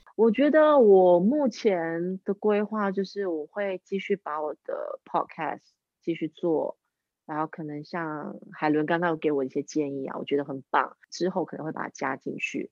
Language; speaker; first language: Chinese; non-native, local second language; English